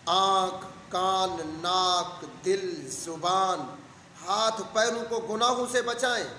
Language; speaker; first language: Urdu; non-native, local second language; Saraiki